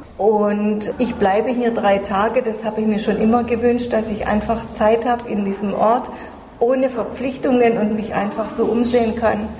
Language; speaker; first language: German; native; German